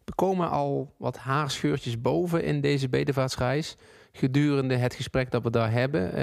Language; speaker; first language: Dutch; native; Dutch